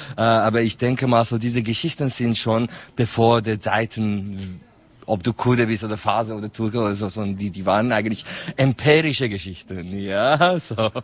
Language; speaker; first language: German; non-native, fluent; Kurdish